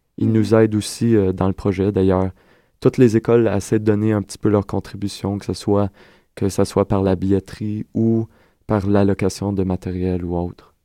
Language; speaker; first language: French; native; French